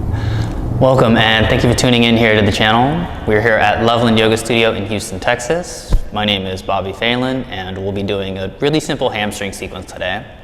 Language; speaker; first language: English; native; English